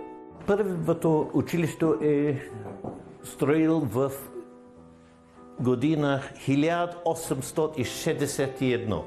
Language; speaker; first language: Bulgarian; non-native, learner; English